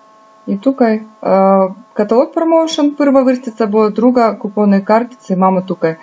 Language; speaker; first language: Slovenian; non-native, fluent; Russian